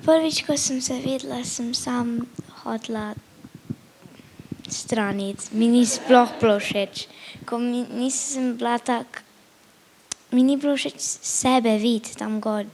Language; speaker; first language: Slovenian; early bilingual, heritage; Slovenian